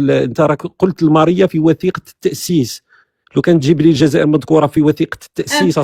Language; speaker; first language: Arabic; native; Arabic